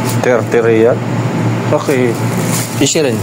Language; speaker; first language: Arabic; non-native, learner; Filipino